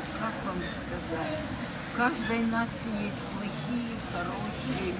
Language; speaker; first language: Russian; non-native, local second language; Ukrainian